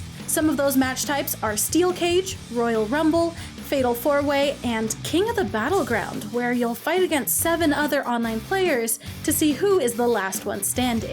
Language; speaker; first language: English; native; English